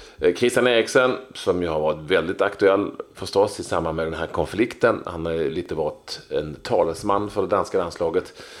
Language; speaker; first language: Swedish; native; Swedish